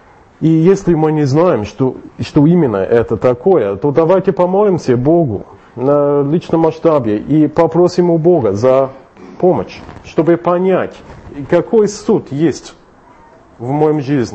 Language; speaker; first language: Russian; non-native, fluent; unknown